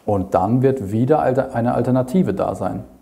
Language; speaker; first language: German; native; German